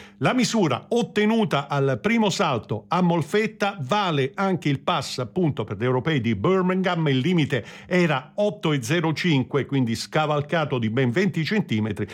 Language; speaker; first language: Italian; native; Italian